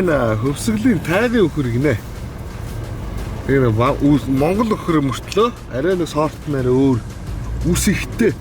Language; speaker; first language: Mongolian; native; Mongolian